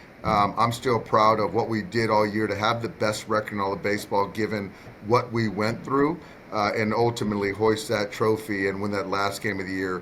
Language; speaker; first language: English; native; English